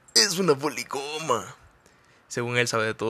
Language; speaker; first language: Spanish; native; Spanish